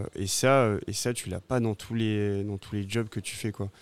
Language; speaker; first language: French; native; French